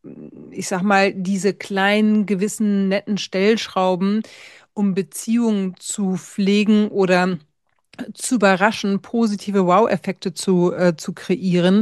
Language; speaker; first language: German; native; German